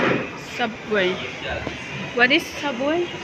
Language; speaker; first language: English; non-native, learner; Indonesian